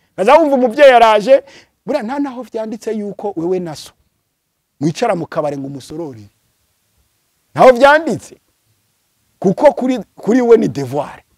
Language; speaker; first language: Rundi; early bilingual, heritage; Rundi